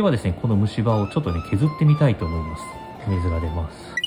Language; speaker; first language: Japanese; native; Japanese